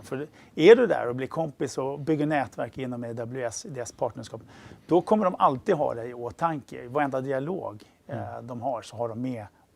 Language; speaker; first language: Swedish; native; Swedish